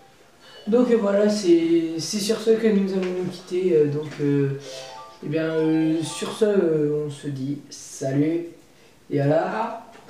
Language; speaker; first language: French; native; French